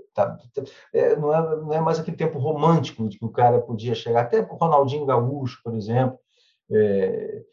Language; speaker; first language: Portuguese; native; Portuguese